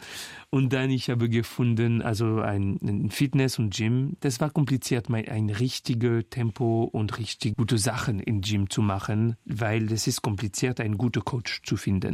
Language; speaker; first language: German; non-native, fluent; French